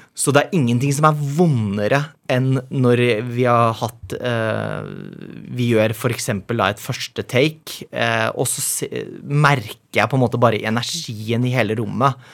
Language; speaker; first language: Norwegian; native; Norwegian